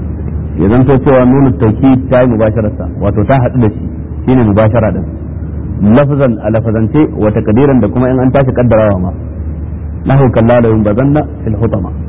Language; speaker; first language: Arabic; non-native, fluent; Hausa